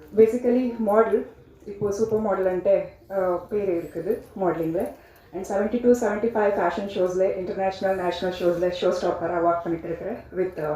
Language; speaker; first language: Tamil; non-native, learner; Kannada